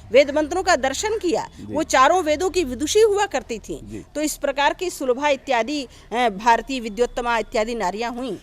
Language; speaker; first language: Hindi; native; Hindi